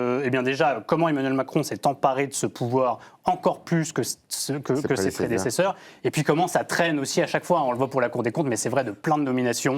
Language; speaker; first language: French; native; French